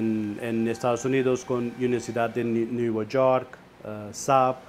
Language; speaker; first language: Spanish; non-native, fluent; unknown